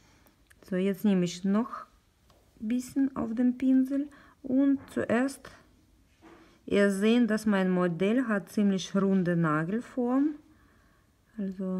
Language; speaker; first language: German; non-native, learner; Russian